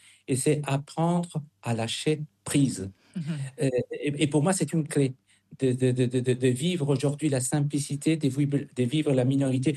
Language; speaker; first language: French; non-native, fluent; Spanish